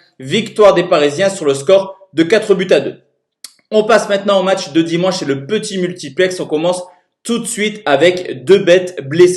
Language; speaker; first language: French; native; French